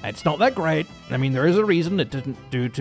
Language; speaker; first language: English; native; English